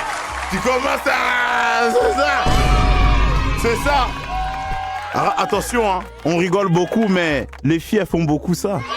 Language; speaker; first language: French; native; French